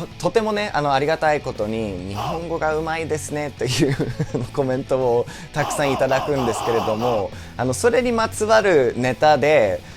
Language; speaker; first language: Japanese; non-native, fluent; English